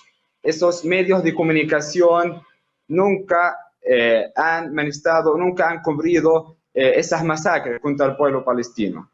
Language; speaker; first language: Spanish; non-native, fluent; Arabic